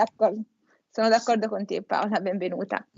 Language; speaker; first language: Italian; native; Italian